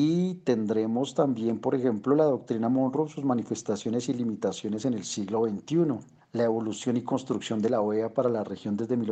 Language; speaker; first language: Spanish; native; Spanish